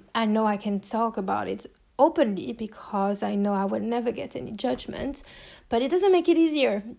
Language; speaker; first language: English; non-native, fluent; French